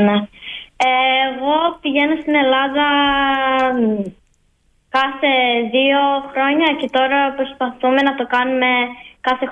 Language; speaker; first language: Greek; early bilingual, heritage; Greek